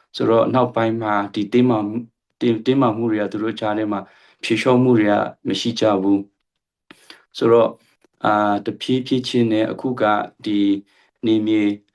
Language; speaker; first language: Burmese; non-native, local second language; Hakha Chin